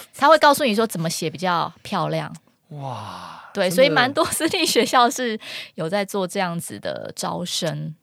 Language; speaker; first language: Chinese; non-native, local second language; Min Nan Chinese